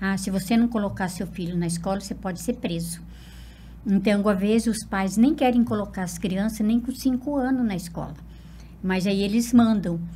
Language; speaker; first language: Portuguese; non-native, local second language; Guarani